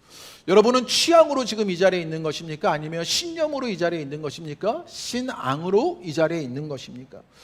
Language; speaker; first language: Korean; native; Korean